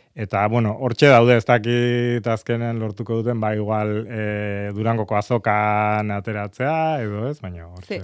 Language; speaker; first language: Basque; native; Basque